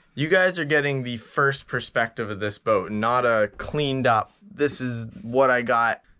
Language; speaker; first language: English; native; English